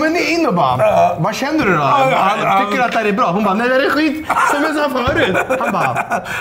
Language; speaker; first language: Swedish; native; Swedish